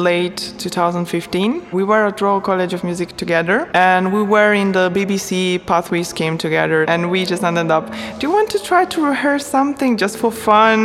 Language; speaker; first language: English; non-native, fluent; Italian